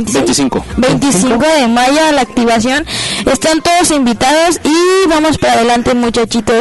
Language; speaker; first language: Spanish; native; Spanish